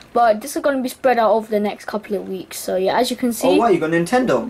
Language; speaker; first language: English; native; English